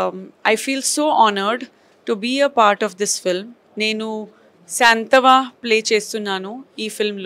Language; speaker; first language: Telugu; non-native, fluent; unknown